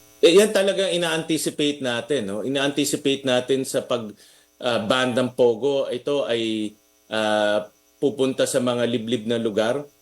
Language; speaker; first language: Filipino; native; Filipino